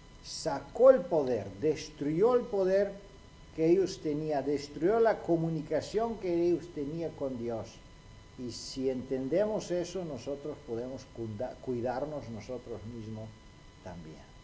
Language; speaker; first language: Spanish; non-native, fluent; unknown